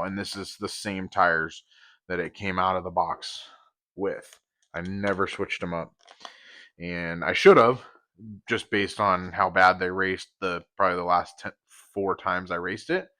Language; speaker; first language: English; native; English